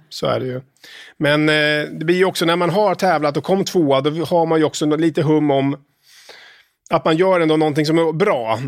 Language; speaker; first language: Swedish; native; Swedish